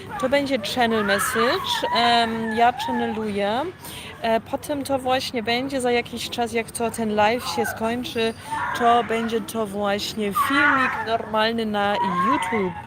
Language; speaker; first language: Polish; early bilingual, heritage; Polish